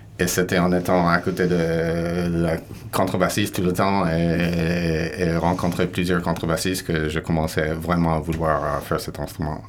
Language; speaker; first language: French; non-native, fluent; English